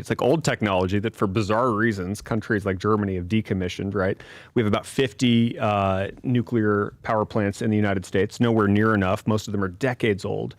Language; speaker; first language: English; native; English